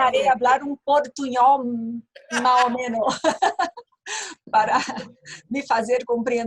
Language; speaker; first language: Spanish; non-native, learner; Portuguese